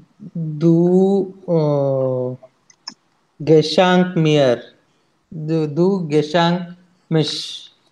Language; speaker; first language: German; non-native, learner; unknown